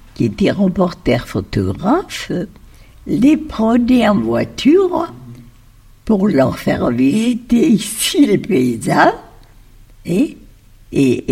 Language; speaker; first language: French; non-native, fluent; Spanish